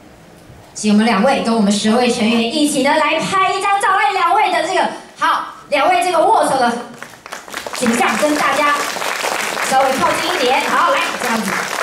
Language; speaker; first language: Chinese; native; Chinese